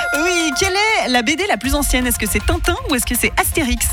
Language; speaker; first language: French; native; French